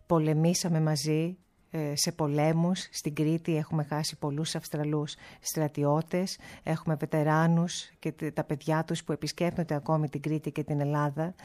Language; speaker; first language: Greek; early bilingual, heritage; Greek